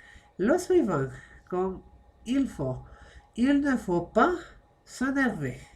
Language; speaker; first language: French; non-native, fluent; Spanish